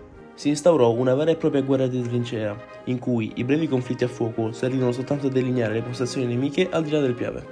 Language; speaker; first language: Italian; native; Italian